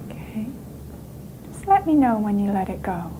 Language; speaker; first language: English; native; English